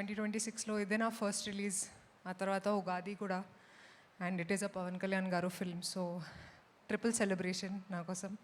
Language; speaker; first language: Telugu; non-native, local second language; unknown